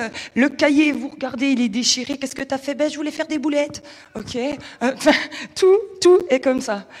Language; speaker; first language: French; native; French